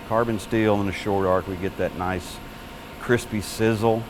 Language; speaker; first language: English; native; English